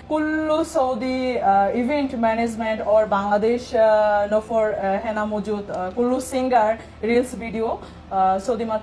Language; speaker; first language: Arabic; non-native, learner; Bangla